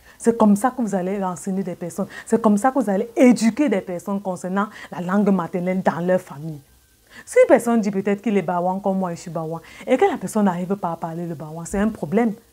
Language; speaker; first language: French; native; French